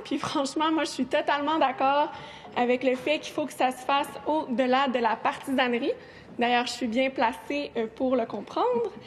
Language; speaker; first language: French; native; French